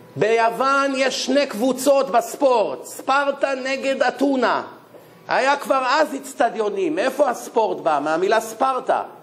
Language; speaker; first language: Hebrew; native; Hebrew